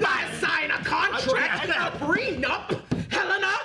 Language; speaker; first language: English; native; English